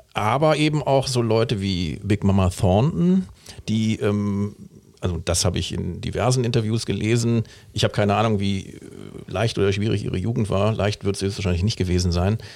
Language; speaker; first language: German; native; German